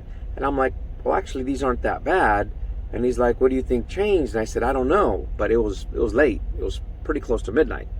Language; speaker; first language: English; native; English